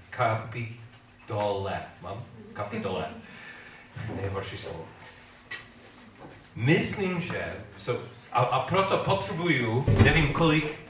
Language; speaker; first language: Czech; non-native, learner; English